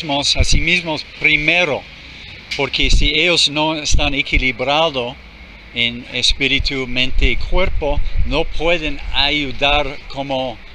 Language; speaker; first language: Spanish; non-native, fluent; English